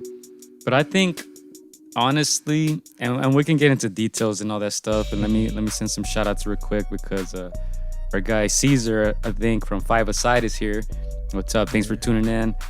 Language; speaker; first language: English; native; English